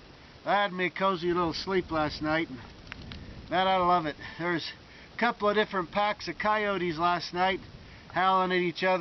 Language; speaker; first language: English; native; English